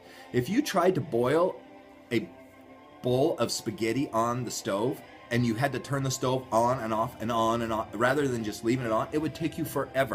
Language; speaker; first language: English; native; English